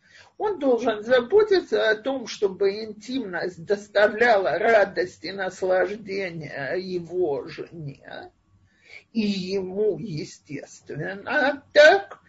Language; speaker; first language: Russian; native; Russian